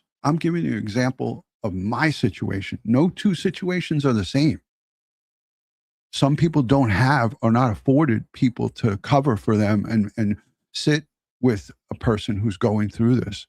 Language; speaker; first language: English; native; English